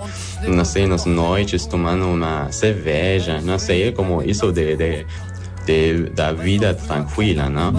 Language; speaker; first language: Portuguese; non-native, learner; German